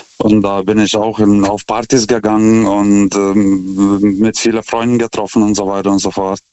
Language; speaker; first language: German; non-native, fluent; Russian